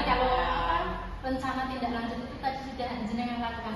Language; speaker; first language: Indonesian; non-native, local second language; Javanese